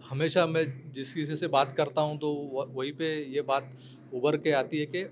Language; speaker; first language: Hindi; non-native, local second language; Marathi